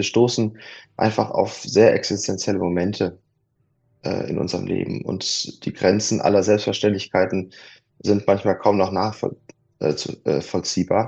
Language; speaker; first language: German; native; German